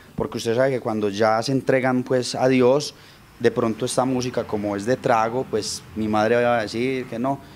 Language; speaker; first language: Spanish; native; Spanish